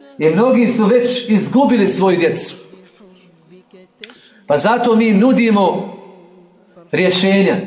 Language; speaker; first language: Croatian; native; Croatian